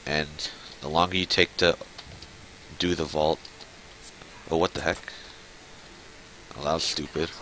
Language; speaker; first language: English; native; English